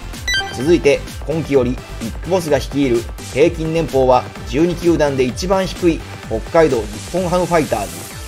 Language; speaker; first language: Japanese; native; Japanese